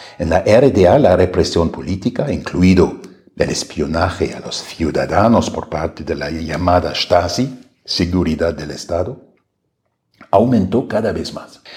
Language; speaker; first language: Spanish; non-native, fluent; German